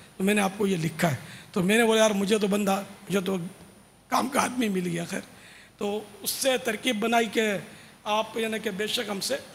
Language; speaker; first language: Urdu; native; Urdu